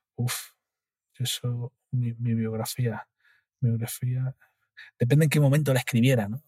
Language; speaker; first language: Spanish; native; Spanish